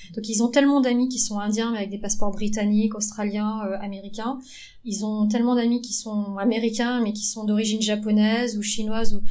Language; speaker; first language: French; early bilingual, other home language; Vietnamese